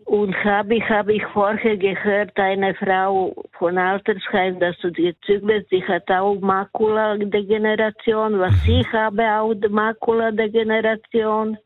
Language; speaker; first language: German; non-native, learner; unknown